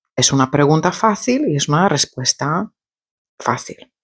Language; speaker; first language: Spanish; non-native, fluent; Polish